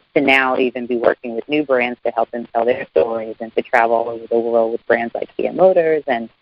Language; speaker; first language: English; native; English